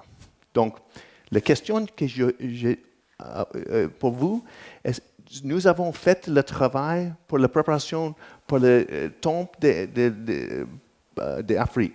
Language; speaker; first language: French; non-native, learner; English